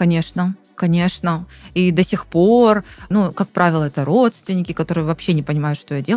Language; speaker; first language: Russian; native; Russian